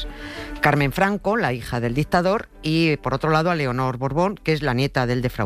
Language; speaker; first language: Spanish; native; Spanish